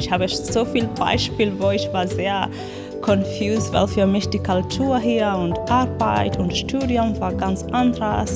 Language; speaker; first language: German; non-native, learner; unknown